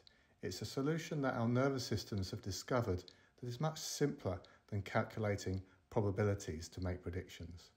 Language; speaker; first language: English; native; English